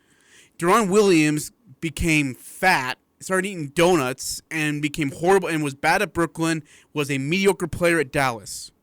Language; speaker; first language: English; native; English